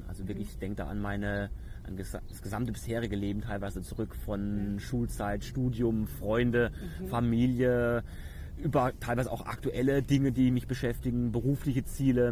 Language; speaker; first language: German; native; German